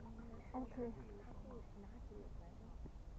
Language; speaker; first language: English; non-native, learner; Chinese